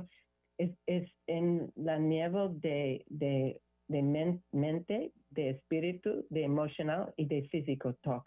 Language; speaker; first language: Spanish; non-native, learner; English